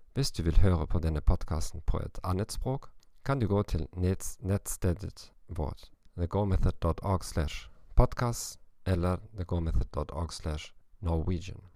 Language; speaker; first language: Norwegian; non-native, learner; German